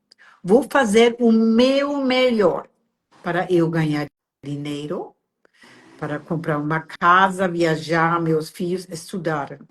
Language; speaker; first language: Portuguese; non-native, fluent; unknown